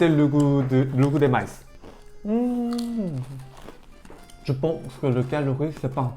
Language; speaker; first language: French; non-native, learner; Korean